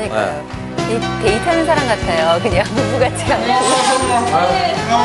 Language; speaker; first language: Korean; native; Korean